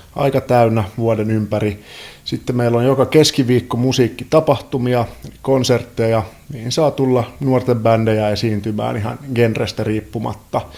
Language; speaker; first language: Finnish; native; Finnish